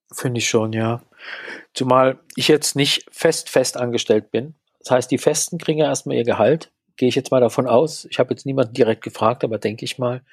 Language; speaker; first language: German; native; German